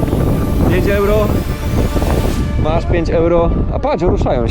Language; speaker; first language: Polish; native; Polish